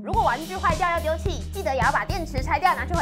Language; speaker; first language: Chinese; native; Chinese